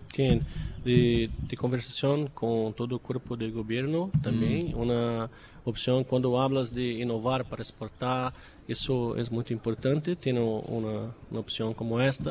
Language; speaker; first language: Spanish; non-native, learner; Portuguese